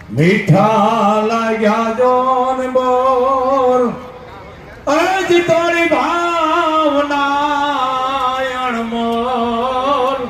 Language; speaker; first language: Gujarati; native; Gujarati